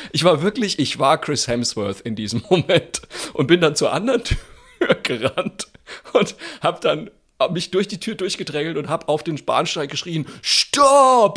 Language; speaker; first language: German; native; German